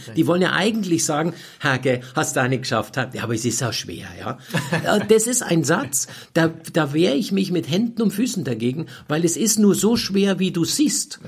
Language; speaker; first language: German; native; German